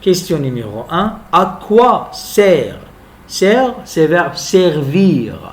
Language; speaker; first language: French; non-native, local second language; Arabic